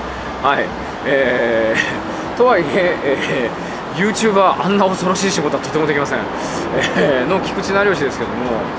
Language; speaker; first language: Japanese; native; Japanese